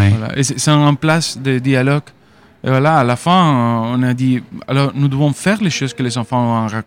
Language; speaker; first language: French; non-native, fluent; Spanish